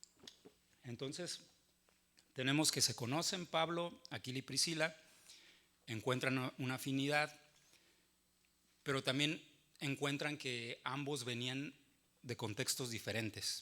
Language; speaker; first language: Spanish; native; Spanish